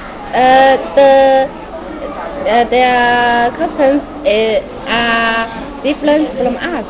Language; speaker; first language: English; non-native, learner; Chinese